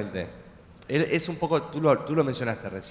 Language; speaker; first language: Spanish; native; Spanish